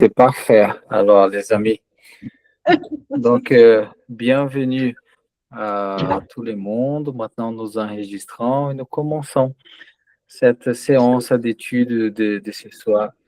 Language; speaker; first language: French; native; French